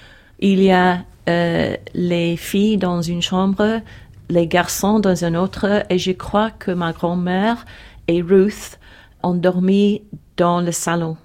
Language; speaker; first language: French; non-native, learner; English